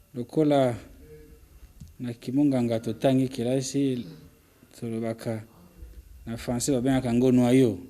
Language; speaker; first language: Lingala; non-native, local second language; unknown